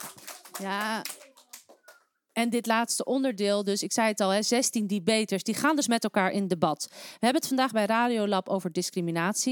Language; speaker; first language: Dutch; native; Dutch